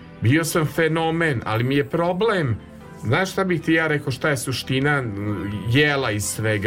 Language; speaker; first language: Serbian; native; Serbian